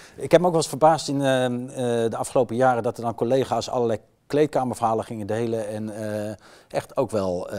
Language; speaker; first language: Dutch; native; Dutch